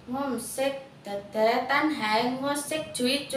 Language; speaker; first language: Cantonese; non-native, learner; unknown